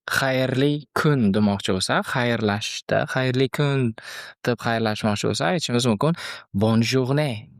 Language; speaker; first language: Uzbek; native; Uzbek